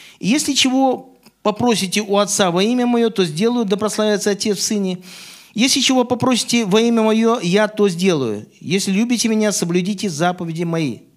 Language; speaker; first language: Russian; native; Russian